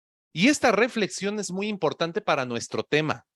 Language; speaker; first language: Spanish; native; Spanish